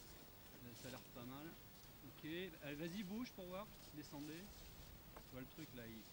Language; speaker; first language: French; native; French